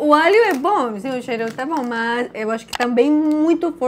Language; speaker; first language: Portuguese; non-native, fluent; Spanish